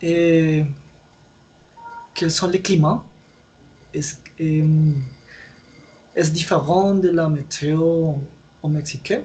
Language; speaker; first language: French; non-native, learner; Spanish